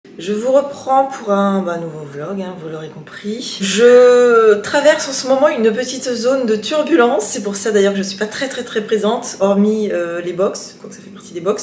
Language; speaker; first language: French; native; French